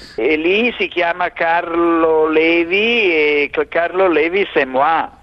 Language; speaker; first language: Italian; native; Italian